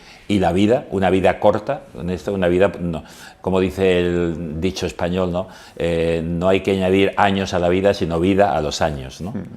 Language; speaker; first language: Spanish; native; Spanish